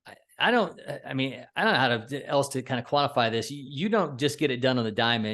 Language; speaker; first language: English; native; English